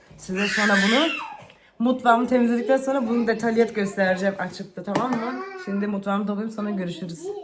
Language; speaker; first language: Turkish; early bilingual, heritage; Turkish